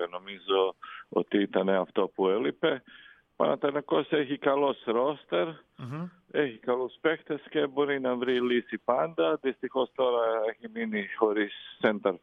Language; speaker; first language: Greek; non-native, learner; Croatian